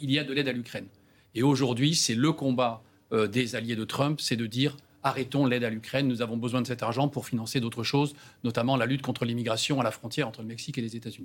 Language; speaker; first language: French; native; French